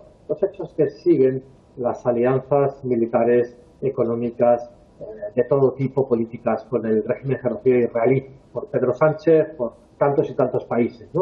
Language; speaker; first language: Spanish; native; Spanish